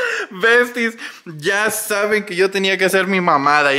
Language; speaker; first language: Spanish; early bilingual, heritage; Spanish